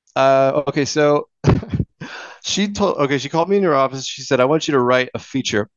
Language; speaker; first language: English; native; English